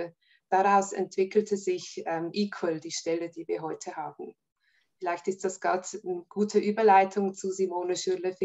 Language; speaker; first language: German; native; German